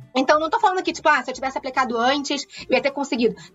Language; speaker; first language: Portuguese; native; Portuguese